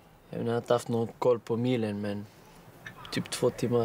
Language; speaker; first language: Swedish; non-native, local second language; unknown